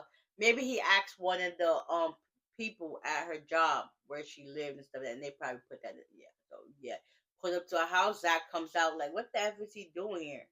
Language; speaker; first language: English; native; English